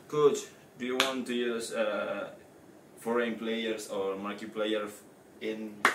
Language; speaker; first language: English; non-native, learner; Indonesian